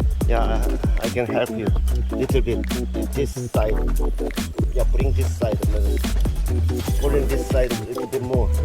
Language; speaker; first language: English; non-native, learner; Korean